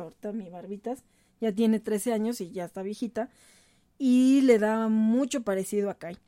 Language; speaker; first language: Spanish; native; Spanish